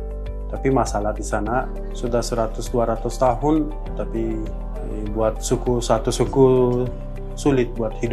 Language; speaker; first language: Indonesian; non-native, learner; Persian